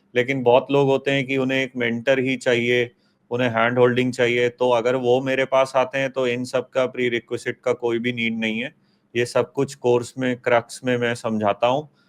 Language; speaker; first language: Hindi; native; Hindi